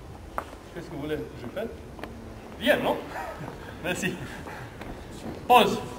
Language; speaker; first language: French; non-native, learner; Romanian